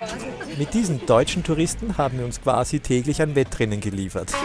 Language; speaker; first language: German; native; German